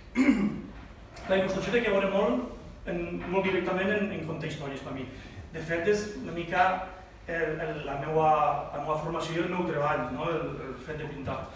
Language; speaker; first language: Catalan; native; Catalan